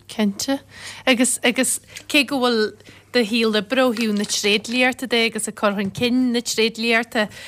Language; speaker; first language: Irish; native; Irish